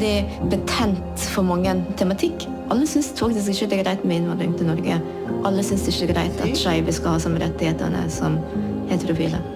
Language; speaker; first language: Norwegian; native; Norwegian